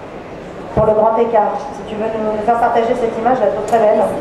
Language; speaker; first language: French; native; French